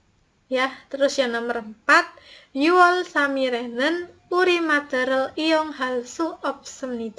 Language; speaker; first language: Korean; non-native, learner; Indonesian